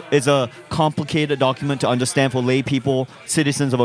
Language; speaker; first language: English; non-native, local second language; Chinese